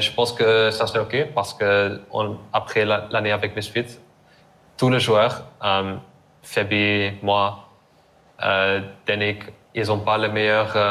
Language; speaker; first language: French; non-native, learner; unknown